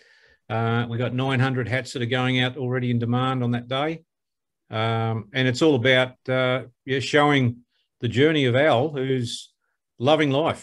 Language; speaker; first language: English; native; English